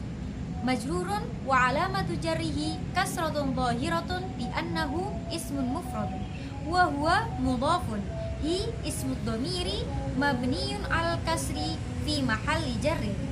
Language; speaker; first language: Arabic; non-native, learner; Indonesian